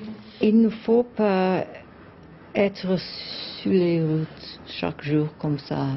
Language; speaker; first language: French; non-native, learner; English